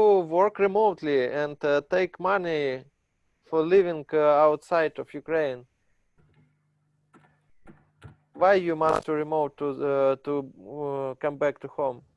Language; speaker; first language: English; non-native, learner; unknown